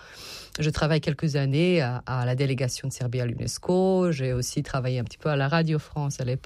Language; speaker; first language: French; non-native, fluent; Serbian